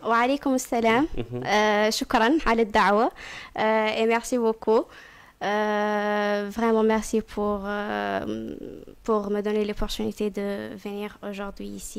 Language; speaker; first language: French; non-native, fluent; Arabic